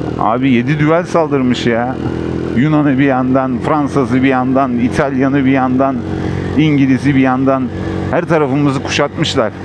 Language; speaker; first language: Turkish; early bilingual, heritage; Turkish